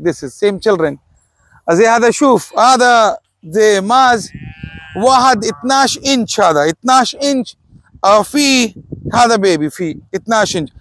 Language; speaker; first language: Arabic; non-native, learner; Urdu